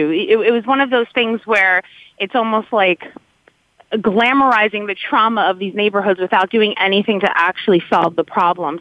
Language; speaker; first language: English; native; English